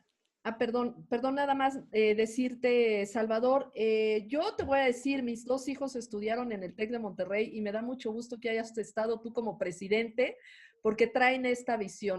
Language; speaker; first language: Spanish; native; Spanish